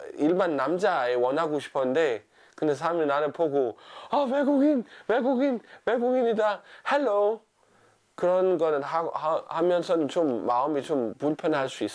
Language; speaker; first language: Korean; non-native, fluent; Danish